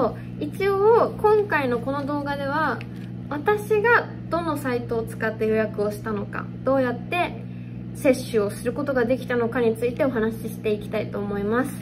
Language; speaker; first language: Japanese; early bilingual, heritage; Japanese